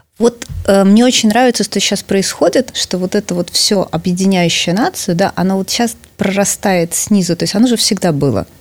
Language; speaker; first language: Russian; native; Russian